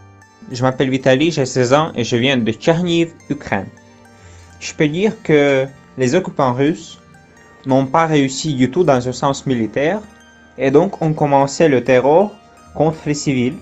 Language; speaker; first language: French; non-native, learner; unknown